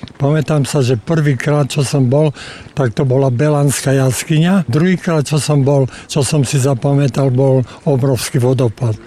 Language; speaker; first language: Slovak; native; Slovak